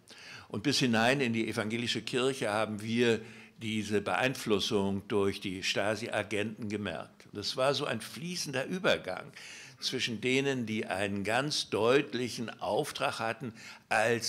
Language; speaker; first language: German; native; German